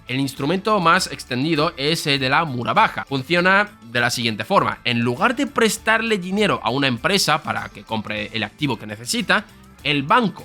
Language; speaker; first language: Spanish; native; Spanish